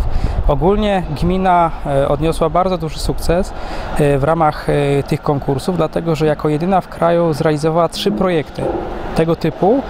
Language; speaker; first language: Polish; native; Polish